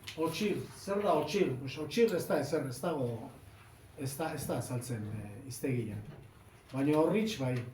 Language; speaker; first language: Basque; native; Basque